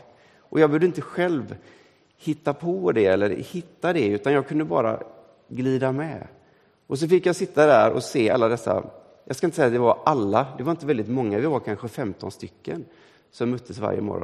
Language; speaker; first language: Swedish; native; Swedish